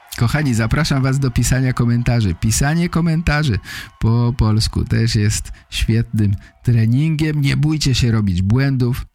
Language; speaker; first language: Polish; native; Polish